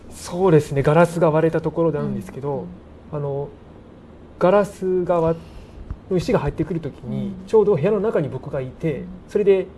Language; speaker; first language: Japanese; native; Japanese